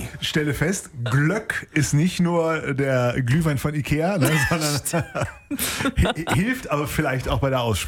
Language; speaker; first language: German; native; German